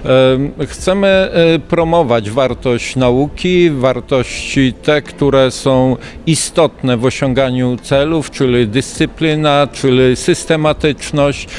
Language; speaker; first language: Polish; native; Polish